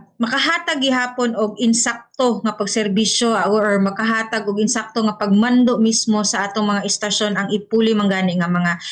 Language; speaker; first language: Cebuano; native; Cebuano